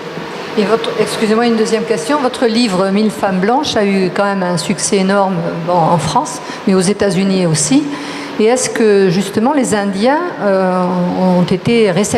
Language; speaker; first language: French; native; French